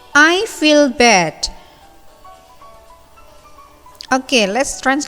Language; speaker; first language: English; non-native, fluent; Indonesian